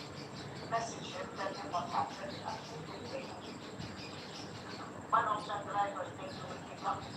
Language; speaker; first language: English; non-native, fluent; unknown